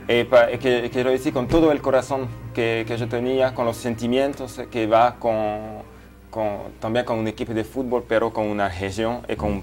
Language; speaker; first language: Spanish; non-native, fluent; French